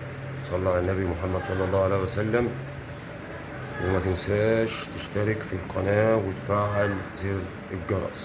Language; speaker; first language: Arabic; native; Arabic